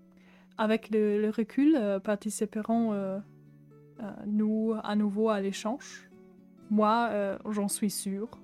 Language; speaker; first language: French; non-native, fluent; German